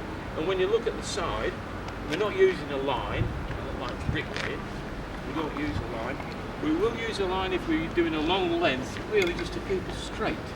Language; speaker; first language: English; native; English